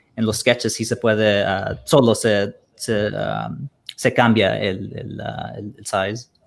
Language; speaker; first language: Spanish; early bilingual, heritage; Spanish